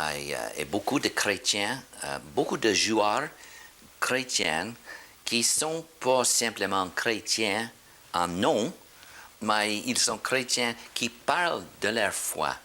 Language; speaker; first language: French; non-native, learner; English